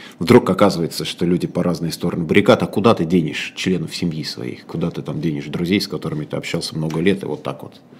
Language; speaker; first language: Russian; native; Russian